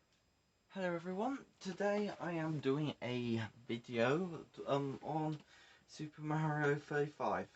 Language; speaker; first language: English; native; English